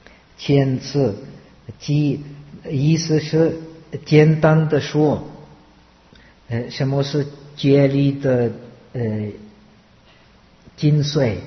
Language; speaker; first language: Chinese; non-native, fluent; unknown